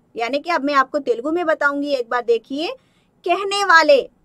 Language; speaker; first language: Hindi; non-native, local second language; Telugu